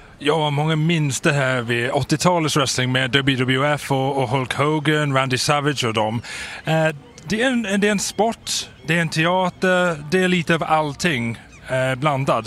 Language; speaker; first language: Swedish; non-native, fluent; English